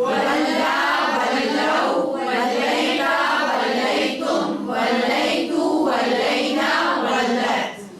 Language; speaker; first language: Arabic; non-native, learner; Urdu